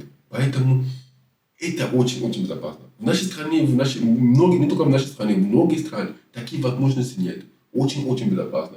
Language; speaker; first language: Russian; non-native, fluent; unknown